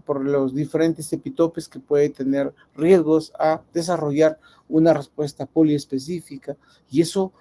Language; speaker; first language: Spanish; native; Spanish